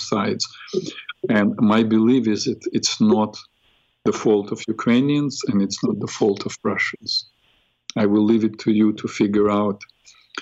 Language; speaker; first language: English; non-native, fluent; Russian